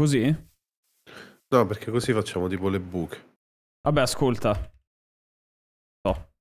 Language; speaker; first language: Italian; native; Italian